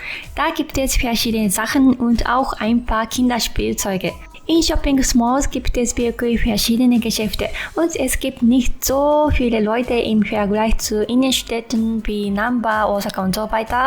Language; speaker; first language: German; non-native, fluent; Japanese